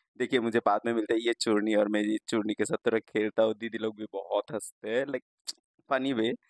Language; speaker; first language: Hindi; non-native, local second language; Bangla